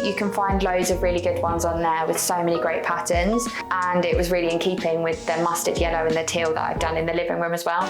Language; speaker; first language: English; native; English